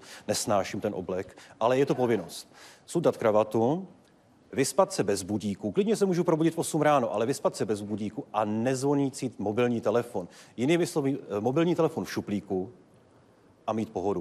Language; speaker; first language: Czech; native; Czech